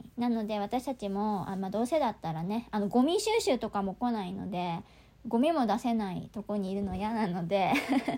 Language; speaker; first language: Japanese; native; Japanese